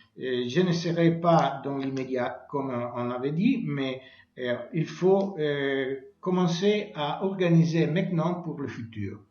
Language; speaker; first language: French; non-native, learner; Italian